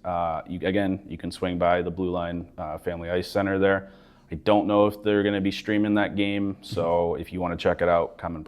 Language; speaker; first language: English; native; English